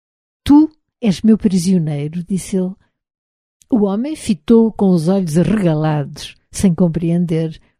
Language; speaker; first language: Portuguese; native; Portuguese